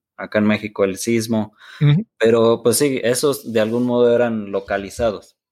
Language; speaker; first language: Spanish; native; Spanish